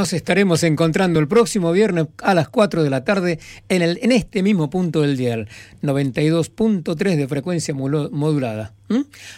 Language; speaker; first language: Spanish; native; Spanish